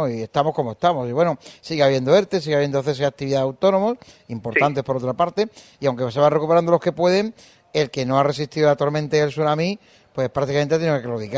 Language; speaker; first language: Spanish; native; Spanish